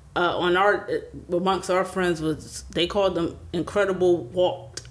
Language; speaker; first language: English; native; English